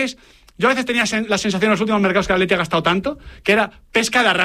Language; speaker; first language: Spanish; native; Spanish